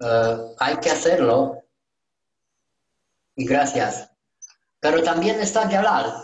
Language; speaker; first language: Spanish; non-native, learner; Romanian